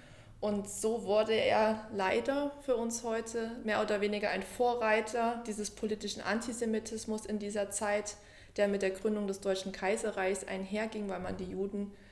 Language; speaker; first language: German; native; German